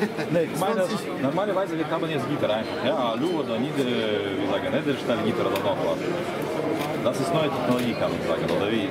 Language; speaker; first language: German; non-native, learner; Russian